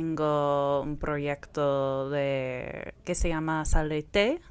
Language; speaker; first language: Spanish; non-native, fluent; English